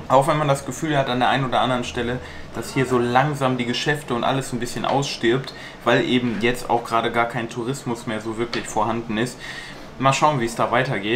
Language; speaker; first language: German; native; German